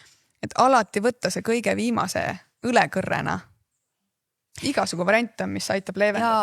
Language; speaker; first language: Estonian; native; Estonian